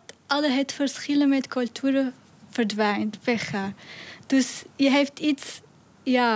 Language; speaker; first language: Dutch; non-native, learner; Arabic